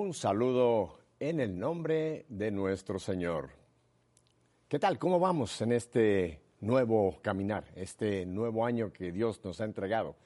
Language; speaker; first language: Spanish; native; Spanish